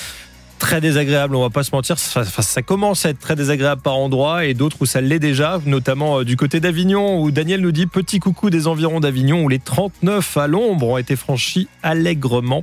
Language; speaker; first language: French; native; French